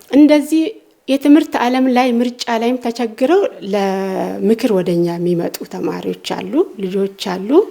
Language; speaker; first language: Amharic; non-native, local second language; Oromo